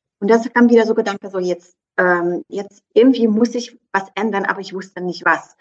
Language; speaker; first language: German; non-native, fluent; Polish